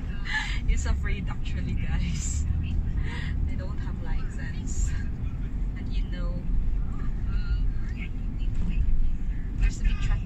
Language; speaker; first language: English; non-native, local second language; Filipino